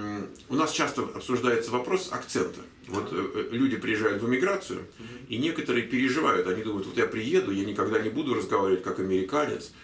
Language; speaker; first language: Russian; native; Russian